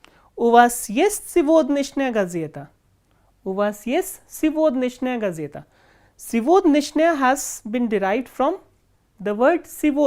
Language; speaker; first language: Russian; non-native, fluent; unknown